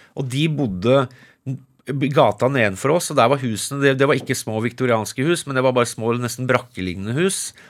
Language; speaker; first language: Norwegian; early bilingual, other home language; English